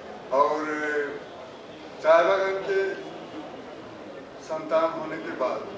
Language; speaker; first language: Hindi; non-native, local second language; Odia